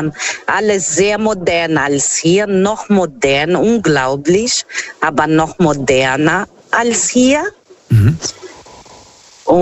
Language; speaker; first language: German; non-native, fluent; Portuguese